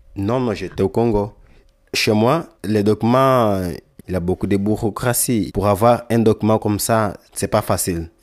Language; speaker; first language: French; non-native, learner; Lingala